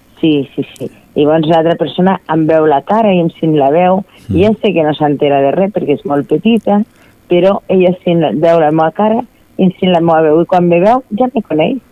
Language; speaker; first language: Catalan; native; Catalan